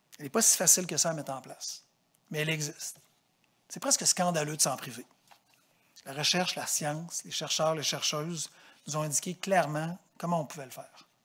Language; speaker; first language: French; native; French